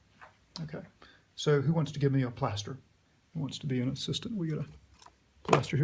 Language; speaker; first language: English; native; English